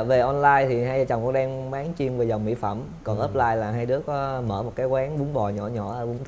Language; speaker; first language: Vietnamese; native; Vietnamese